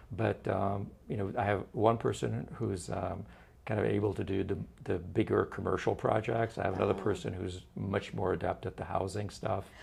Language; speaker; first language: English; non-native, fluent; Turkish